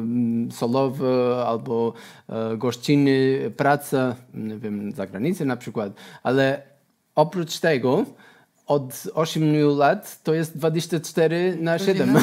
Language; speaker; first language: Polish; non-native, learner; Portuguese